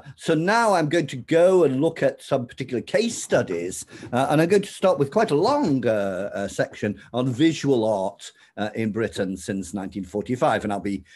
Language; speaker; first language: English; native; English